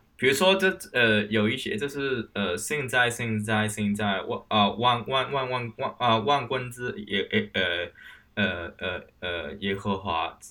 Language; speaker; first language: Chinese; non-native, local second language; Cantonese